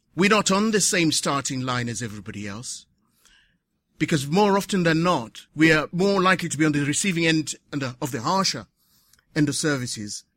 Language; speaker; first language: English; non-native, local second language; Shona